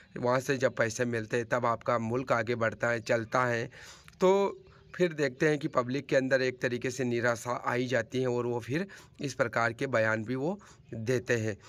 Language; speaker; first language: Hindi; native; Hindi